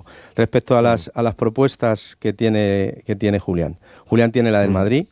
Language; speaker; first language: Spanish; native; Spanish